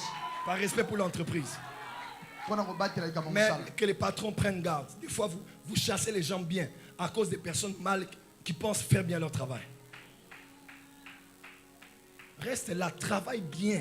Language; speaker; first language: French; non-native, local second language; Lingala